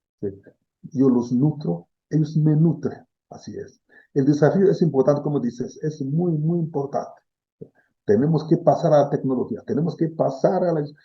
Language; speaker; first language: Spanish; non-native, fluent; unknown